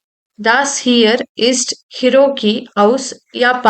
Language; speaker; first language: German; non-native, fluent; Hindi